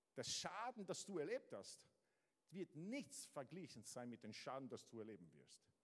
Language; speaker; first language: German; non-native, fluent; Italian